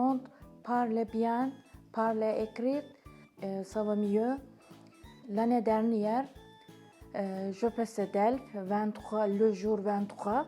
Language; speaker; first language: French; non-native, learner; Turkish